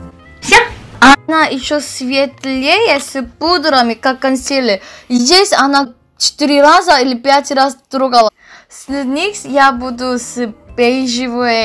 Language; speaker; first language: Russian; non-native, learner; Korean